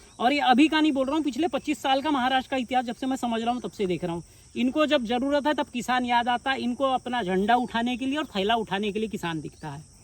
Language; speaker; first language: Hindi; native; Hindi